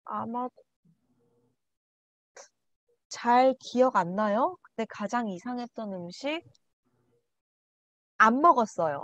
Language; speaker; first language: Korean; non-native, learner; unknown